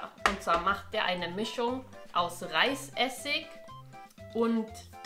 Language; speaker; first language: German; native; German